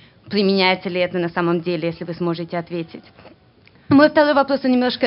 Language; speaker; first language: Russian; native; Russian